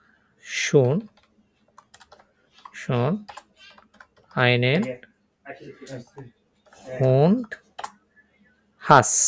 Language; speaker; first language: German; non-native, fluent; Bangla